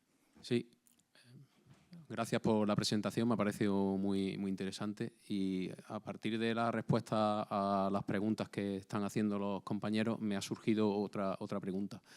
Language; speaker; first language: Spanish; native; Spanish